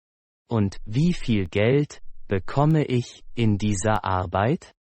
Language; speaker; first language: German; non-native, fluent; Persian